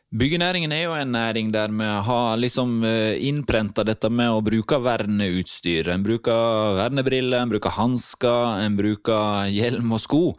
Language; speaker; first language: Norwegian; native; Norwegian